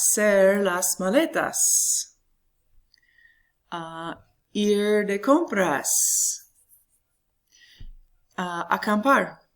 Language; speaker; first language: Spanish; non-native, fluent; English